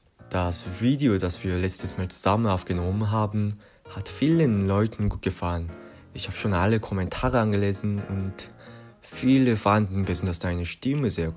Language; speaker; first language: German; non-native, fluent; Korean